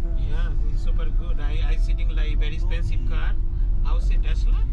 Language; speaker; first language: English; non-native, learner; Hindi